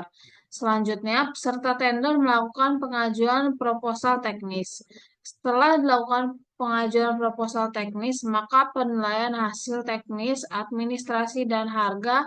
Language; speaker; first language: Indonesian; native; Indonesian